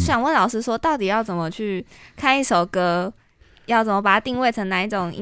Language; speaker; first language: Chinese; native; Chinese